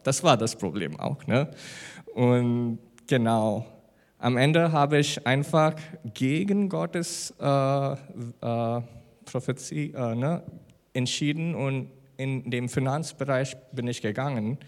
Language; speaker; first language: German; non-native, learner; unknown